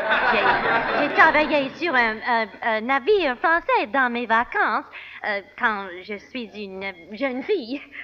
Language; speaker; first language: French; non-native, learner; English